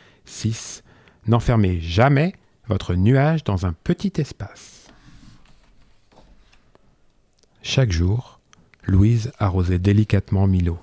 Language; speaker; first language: French; native; French